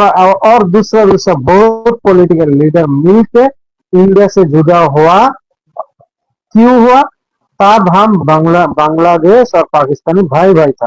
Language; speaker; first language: Hindi; non-native, fluent; Bangla